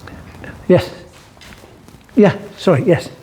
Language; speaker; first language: English; native; English